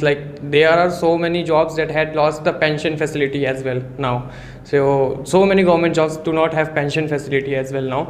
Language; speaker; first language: English; non-native, local second language; Hindi